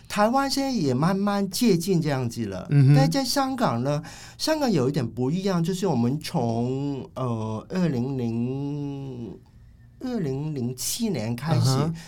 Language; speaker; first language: Chinese; non-native, fluent; Cantonese